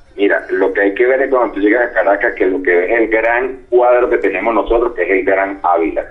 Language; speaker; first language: Spanish; native; Spanish